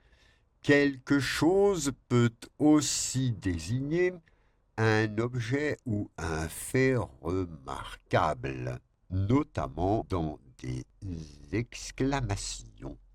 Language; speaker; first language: French; non-native, fluent; Spanish